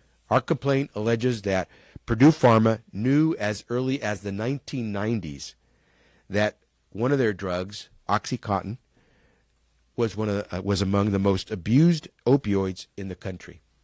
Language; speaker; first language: English; early bilingual, other home language; Spanish